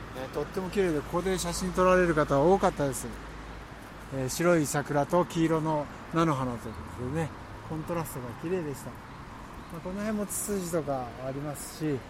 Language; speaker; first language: Japanese; non-native, fluent; Vietnamese